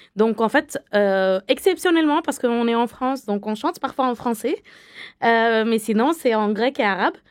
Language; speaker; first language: French; non-native, fluent; Arabic